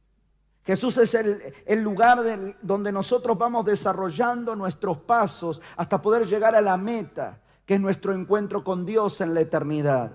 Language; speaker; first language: Spanish; native; Spanish